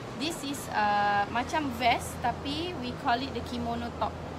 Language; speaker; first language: English; non-native, local second language; Malay